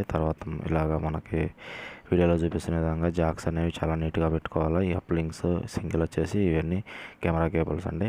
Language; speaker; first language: Telugu; native; Telugu